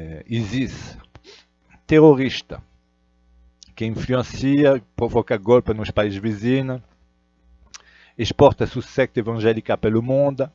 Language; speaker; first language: Portuguese; non-native, fluent; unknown